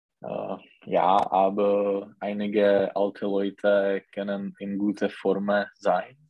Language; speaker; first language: German; non-native, learner; Czech